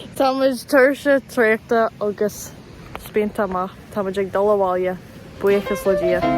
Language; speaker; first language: Irish; non-native, local second language; English